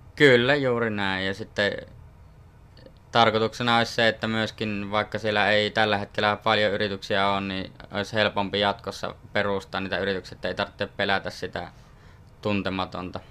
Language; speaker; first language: Finnish; native; Finnish